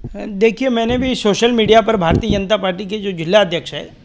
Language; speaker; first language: Hindi; non-native, local second language; Marathi